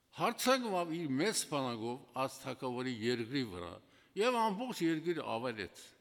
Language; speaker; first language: Armenian; native; Armenian